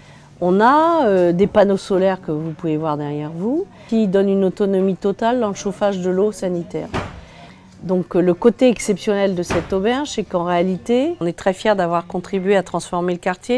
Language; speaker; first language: French; native; French